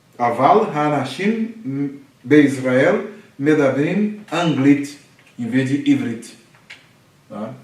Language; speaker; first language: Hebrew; non-native, fluent; Portuguese